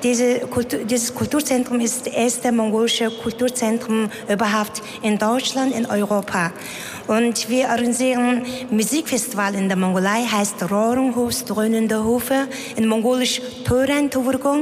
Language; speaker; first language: German; non-native, learner; Mongolian